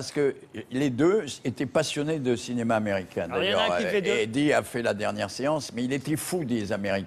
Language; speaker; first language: French; native; French